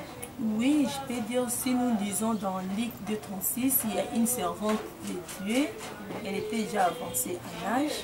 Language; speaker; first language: French; non-native, local second language; Lingala